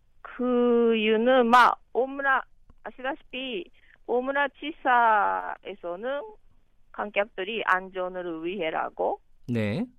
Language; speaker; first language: Korean; non-native, learner; Japanese